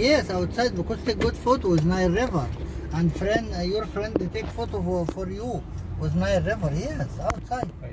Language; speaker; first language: English; non-native, learner; Arabic